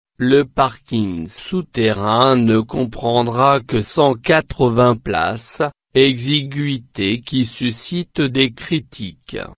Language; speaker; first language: French; non-native, local second language; Arabic